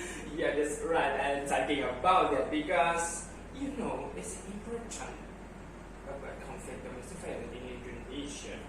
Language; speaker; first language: English; non-native, learner; Indonesian